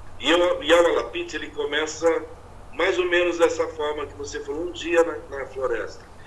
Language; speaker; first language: Portuguese; native; Portuguese